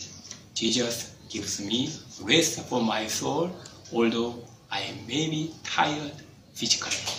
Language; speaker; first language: English; non-native, fluent; Korean